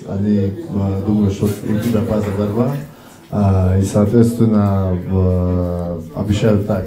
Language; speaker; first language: Russian; non-native, fluent; Georgian